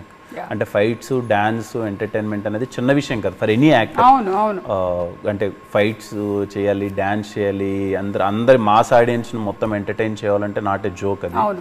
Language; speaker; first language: Telugu; native; Telugu